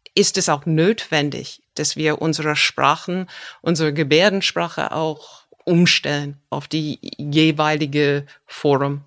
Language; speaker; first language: German; non-native, fluent; English